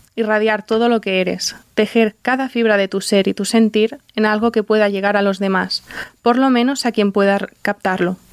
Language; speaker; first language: Spanish; non-native, local second language; Catalan